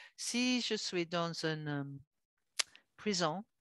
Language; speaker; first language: French; non-native, learner; English